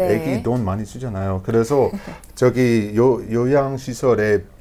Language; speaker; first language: Korean; non-native, learner; English